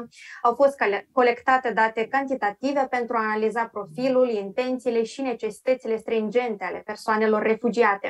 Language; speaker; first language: Romanian; native; Romanian